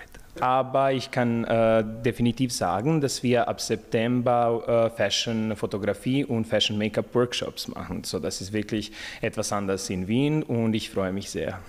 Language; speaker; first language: German; non-native, fluent; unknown